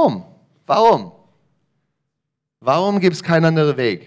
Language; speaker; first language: German; non-native, learner; English